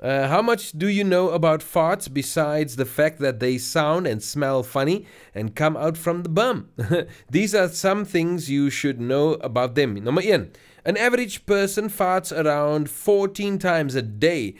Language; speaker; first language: English; non-native, local second language; Afrikaans